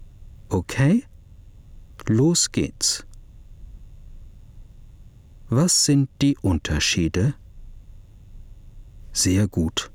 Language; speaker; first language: German; non-native, fluent; English